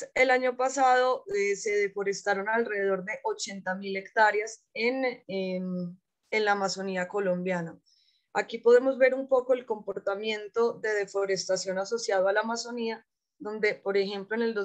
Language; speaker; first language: Spanish; native; Spanish